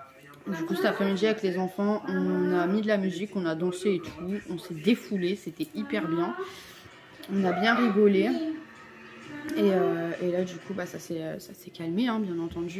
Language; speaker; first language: French; native; French